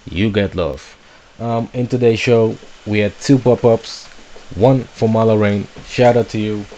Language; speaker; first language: English; non-native, fluent; Dutch